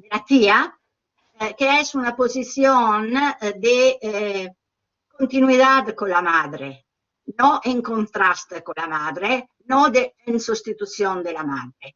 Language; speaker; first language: Spanish; non-native, learner; Italian